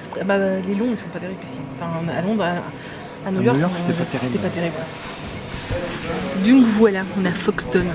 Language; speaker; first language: French; native; French